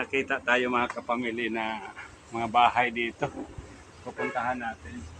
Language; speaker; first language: Filipino; non-native, local second language; Cebuano